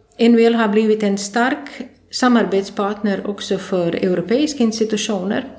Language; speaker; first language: Swedish; non-native, fluent; Latvian